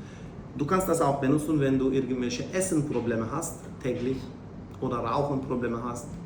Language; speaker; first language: German; non-native, learner; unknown